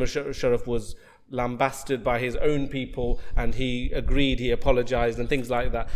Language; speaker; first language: English; native; English